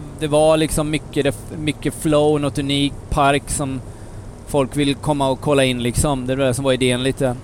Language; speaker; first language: Swedish; native; Swedish